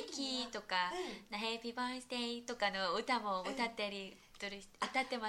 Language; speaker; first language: Japanese; non-native, fluent; Korean